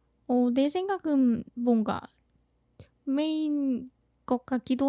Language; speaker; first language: Korean; non-native, fluent; Thai